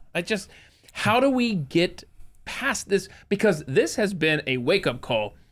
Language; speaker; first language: English; native; English